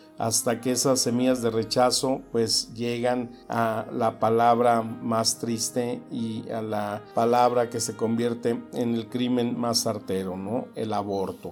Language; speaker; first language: Spanish; native; Spanish